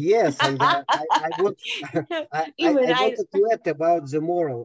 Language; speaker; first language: English; non-native, learner; Russian